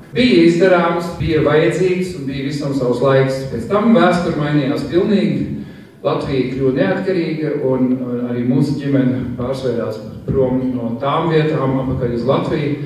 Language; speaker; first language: Latvian; early bilingual, heritage; Latvian